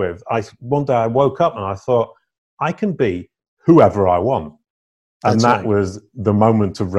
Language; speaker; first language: English; native; English